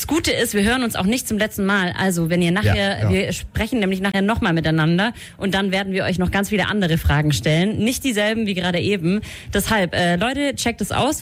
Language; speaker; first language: German; native; German